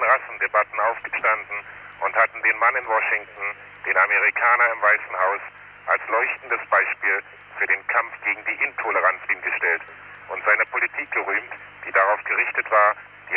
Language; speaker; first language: German; native; German